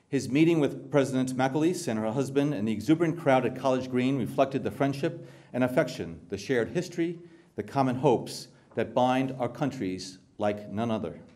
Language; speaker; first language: English; native; English